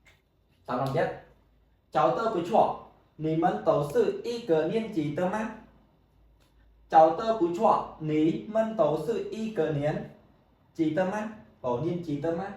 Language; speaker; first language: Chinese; non-native, fluent; Khmer